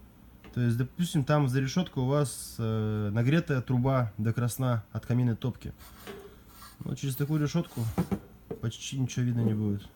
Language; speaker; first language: Russian; native; Russian